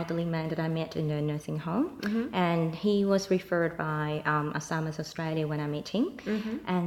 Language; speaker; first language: English; non-native, local second language; Cantonese